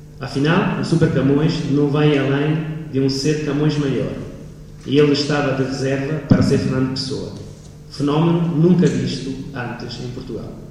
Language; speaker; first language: Portuguese; non-native, fluent; Italian